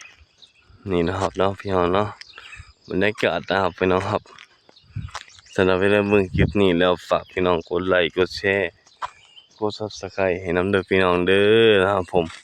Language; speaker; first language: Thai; non-native, local second language; Northeastern Thai